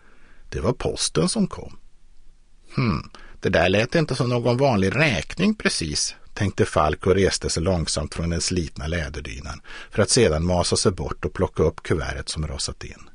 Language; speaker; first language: Swedish; native; Swedish